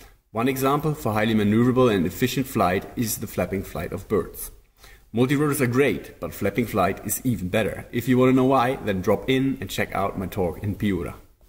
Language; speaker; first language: English; non-native, fluent; German